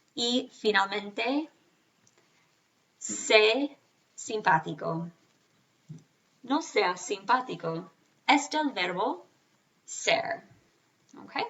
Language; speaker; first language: Spanish; non-native, fluent; English